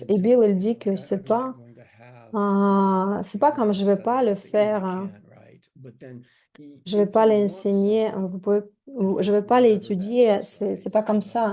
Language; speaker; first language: French; non-native, fluent; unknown